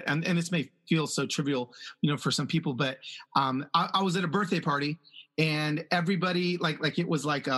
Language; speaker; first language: English; early bilingual, other home language; Spanish